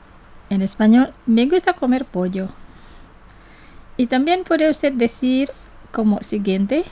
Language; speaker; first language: Spanish; non-native, fluent; Indonesian